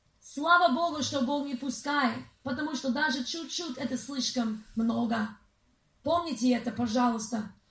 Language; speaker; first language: Russian; non-native, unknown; English